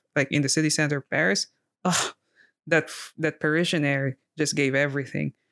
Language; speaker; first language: English; non-native, local second language; Filipino